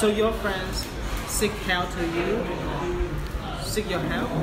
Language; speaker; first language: English; non-native, fluent; Cantonese